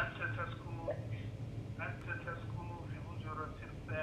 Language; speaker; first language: Arabic; non-native, learner; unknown